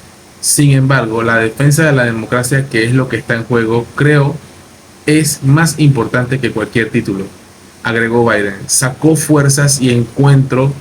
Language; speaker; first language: Spanish; native; Spanish